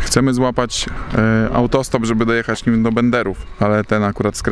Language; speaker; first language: Polish; native; Polish